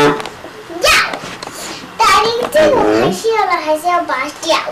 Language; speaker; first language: Chinese; early bilingual, heritage; Chinese